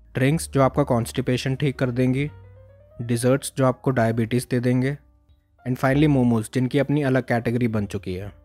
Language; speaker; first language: Hindi; native; Hindi